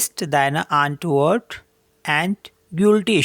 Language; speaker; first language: German; non-native, fluent; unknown